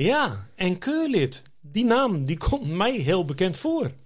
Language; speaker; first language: Dutch; native; Dutch